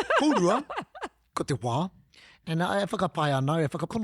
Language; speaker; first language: Māori; non-native, local second language; English